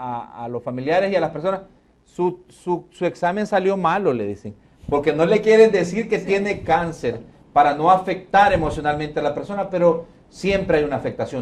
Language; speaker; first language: Spanish; native; Spanish